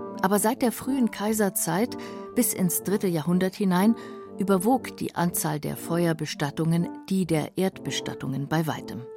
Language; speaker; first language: German; native; German